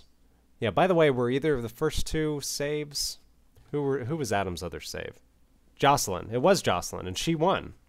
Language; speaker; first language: English; native; English